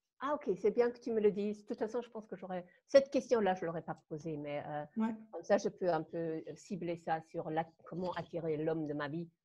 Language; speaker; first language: French; non-native, fluent; German